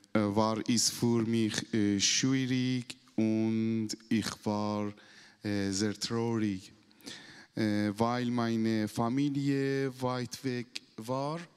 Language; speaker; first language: German; non-native, learner; Persian